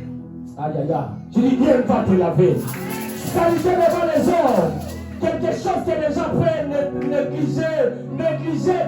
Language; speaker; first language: French; non-native, local second language; Lingala